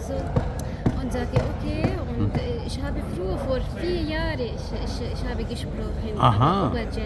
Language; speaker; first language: German; non-native, learner; Arabic